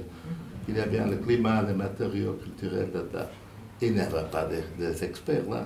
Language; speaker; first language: French; non-native, fluent; Portuguese